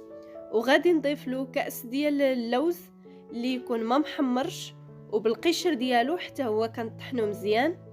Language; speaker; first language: Arabic; native; Arabic